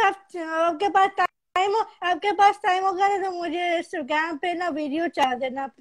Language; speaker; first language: Hindi; early bilingual, heritage; Urdu